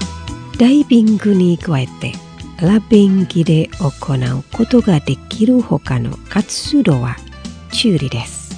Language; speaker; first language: Japanese; non-native, fluent; Indonesian